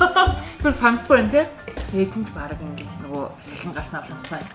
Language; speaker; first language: Mongolian; native; Mongolian